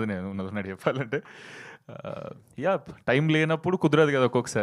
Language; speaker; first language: Telugu; native; Telugu